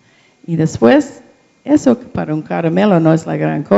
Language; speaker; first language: Spanish; non-native, learner; English